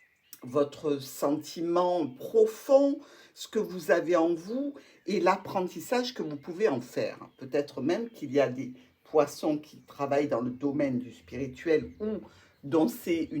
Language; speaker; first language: French; native; French